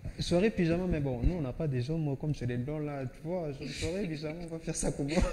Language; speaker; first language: French; non-native, local second language; Swahili